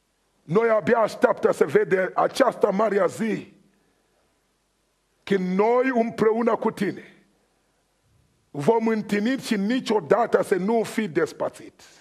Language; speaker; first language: Romanian; non-native, fluent; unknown